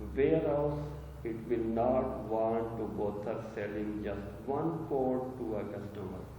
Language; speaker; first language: English; non-native, local second language; Urdu